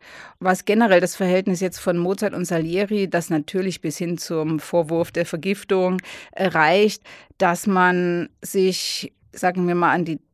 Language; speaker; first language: German; native; German